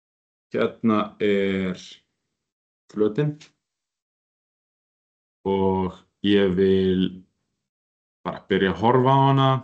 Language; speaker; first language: Icelandic; native; Icelandic